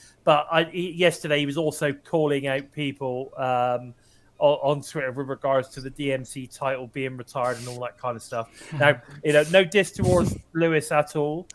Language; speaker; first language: English; native; English